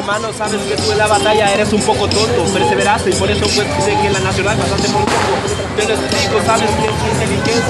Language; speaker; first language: Spanish; native; Spanish